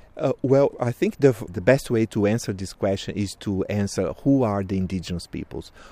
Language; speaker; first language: English; non-native, fluent; Portuguese